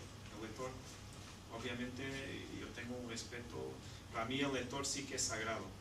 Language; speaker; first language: Spanish; non-native, fluent; Portuguese